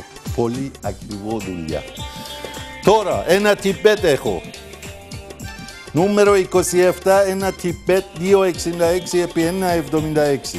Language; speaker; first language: Greek; non-native, fluent; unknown